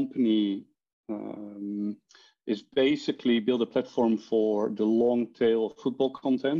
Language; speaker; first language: English; non-native, fluent; Dutch